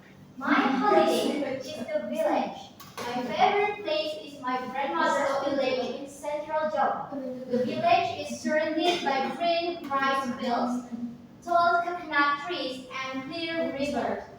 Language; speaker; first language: English; non-native, learner; Indonesian